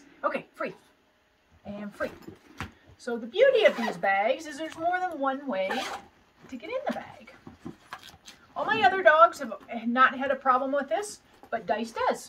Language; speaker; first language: English; native; English